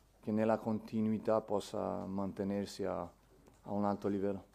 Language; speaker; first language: Italian; non-native, fluent; Portuguese